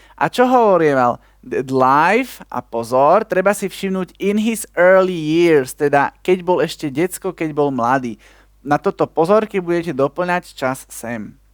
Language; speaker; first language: Slovak; native; Slovak